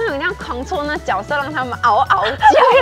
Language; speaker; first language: Chinese; native; Chinese